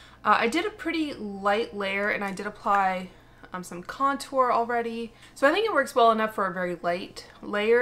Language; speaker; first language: English; native; English